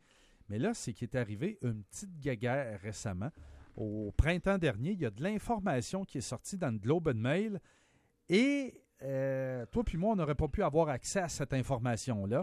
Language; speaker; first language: French; native; French